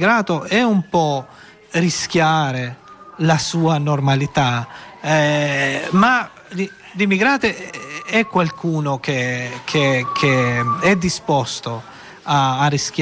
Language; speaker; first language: Italian; non-native, fluent; Albanian